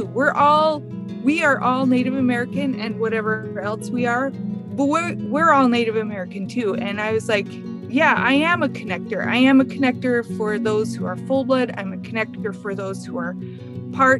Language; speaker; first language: English; native; English